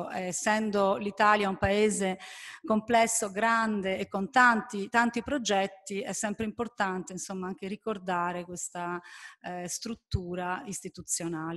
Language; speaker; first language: Italian; native; Italian